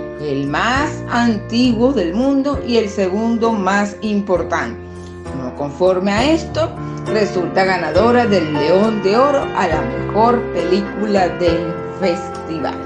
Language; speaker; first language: Spanish; native; Spanish